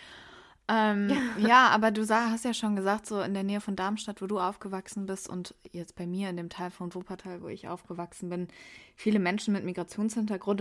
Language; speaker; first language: German; early bilingual, other home language; Persian